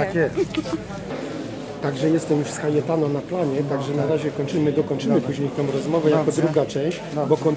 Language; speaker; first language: Polish; native; Polish